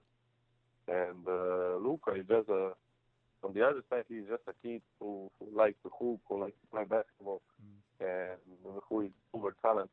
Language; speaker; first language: English; non-native, fluent; Slovenian